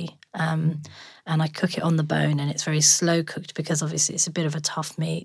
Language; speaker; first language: English; native; English